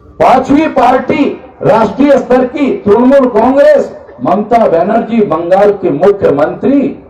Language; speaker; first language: Hindi; non-native, local second language; Marathi